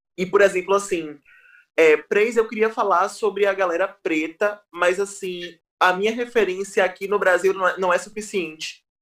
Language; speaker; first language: Portuguese; native; Portuguese